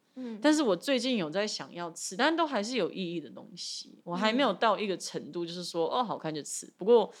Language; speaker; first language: Chinese; non-native, local second language; Min Nan Chinese